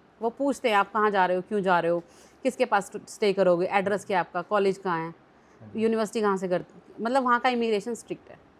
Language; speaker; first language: Hindi; native; Hindi